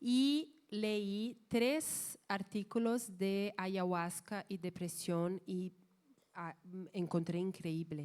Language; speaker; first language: Spanish; non-native, fluent; Portuguese